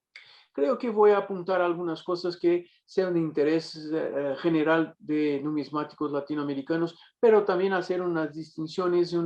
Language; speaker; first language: Spanish; non-native, fluent; Portuguese